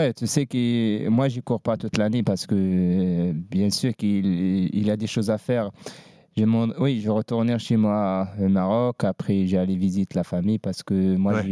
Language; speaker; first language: French; non-native, learner; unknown